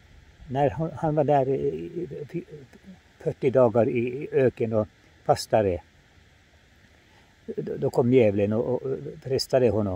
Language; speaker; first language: Swedish; non-native, fluent; Finnish